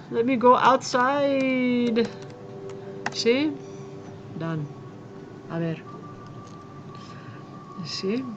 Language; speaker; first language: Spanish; non-native, fluent; English